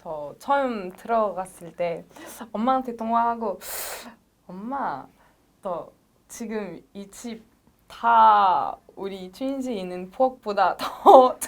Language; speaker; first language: Korean; non-native, fluent; French